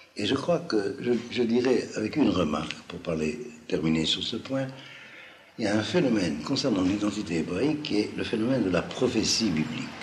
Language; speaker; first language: French; non-native, local second language; Arabic